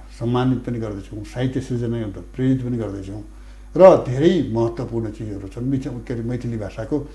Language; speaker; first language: Nepali; native; Nepali